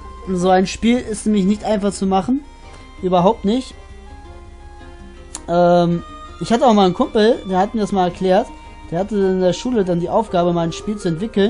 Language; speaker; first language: German; native; German